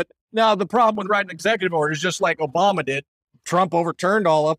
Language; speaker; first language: English; native; English